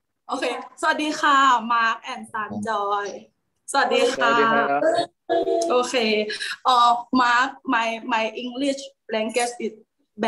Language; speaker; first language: English; non-native, learner; Thai